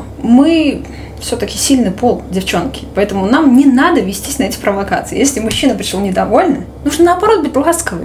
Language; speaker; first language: Russian; native; Russian